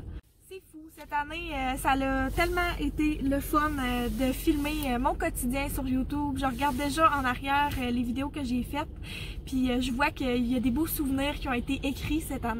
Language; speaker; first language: French; native; French